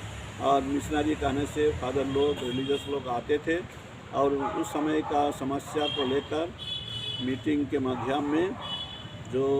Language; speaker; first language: Hindi; non-native, local second language; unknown